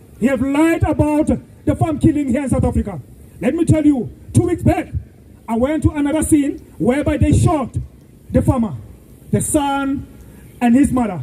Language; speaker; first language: English; non-native, local second language; Southern Sotho